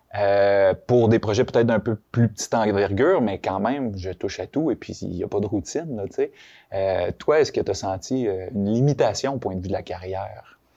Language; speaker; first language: French; native; French